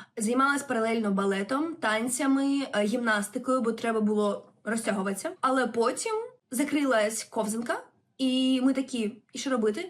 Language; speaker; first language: Ukrainian; non-native, local second language; Russian